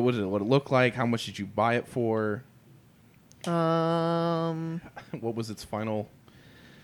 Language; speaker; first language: English; native; English